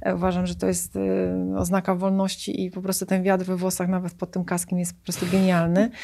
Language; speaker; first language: Polish; native; Polish